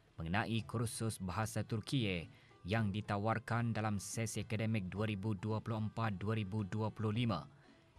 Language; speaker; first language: Malay; native; Malay